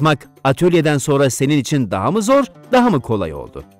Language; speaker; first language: Turkish; native; Turkish